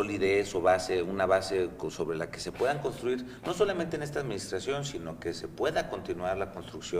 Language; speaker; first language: Spanish; native; Spanish